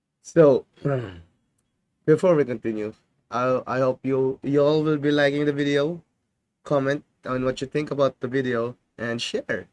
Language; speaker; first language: English; non-native, fluent; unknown